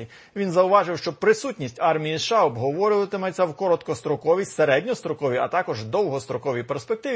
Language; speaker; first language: Ukrainian; native; Ukrainian